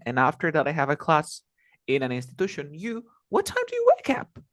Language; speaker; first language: English; non-native, fluent; Spanish